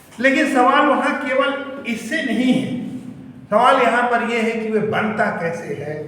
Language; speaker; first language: Hindi; native; Hindi